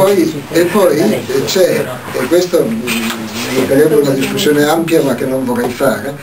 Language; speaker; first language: Italian; native; Italian